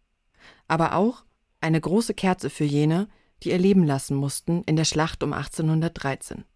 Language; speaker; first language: German; native; German